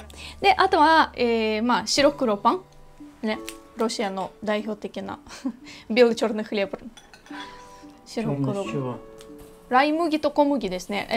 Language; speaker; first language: Japanese; non-native, fluent; Russian